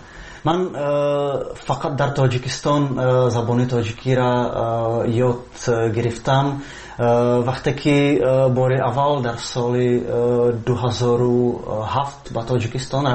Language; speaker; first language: Persian; non-native, fluent; Czech